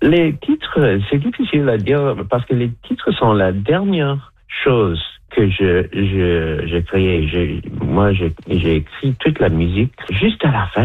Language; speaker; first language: French; non-native, local second language; English